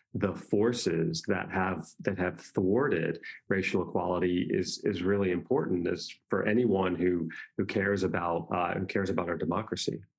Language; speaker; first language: English; native; English